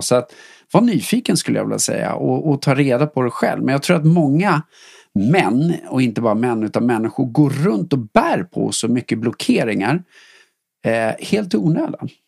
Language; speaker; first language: Swedish; native; Swedish